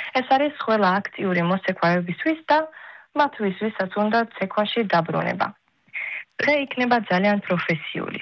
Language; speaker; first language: Georgian; early bilingual, heritage; Georgian